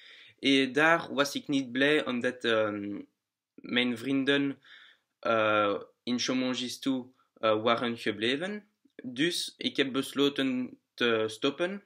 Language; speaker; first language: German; non-native, learner; Dutch